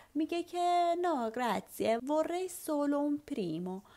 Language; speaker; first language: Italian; non-native, fluent; Persian